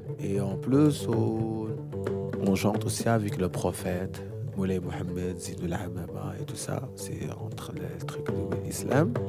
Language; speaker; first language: French; non-native, learner; Arabic